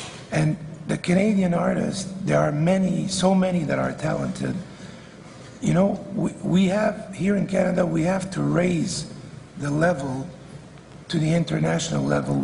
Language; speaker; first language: English; non-native, fluent; French